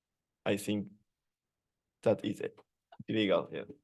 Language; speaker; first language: English; non-native, learner; Japanese